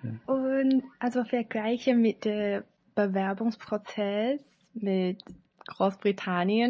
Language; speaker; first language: German; non-native, learner; Chinese